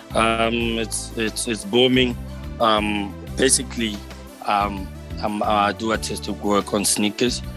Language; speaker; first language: English; non-native, local second language; Tswana